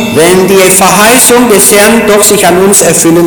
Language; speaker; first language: German; native; German